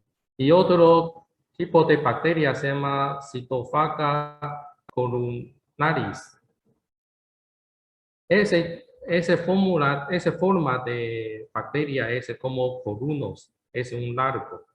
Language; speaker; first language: Spanish; non-native, learner; Chinese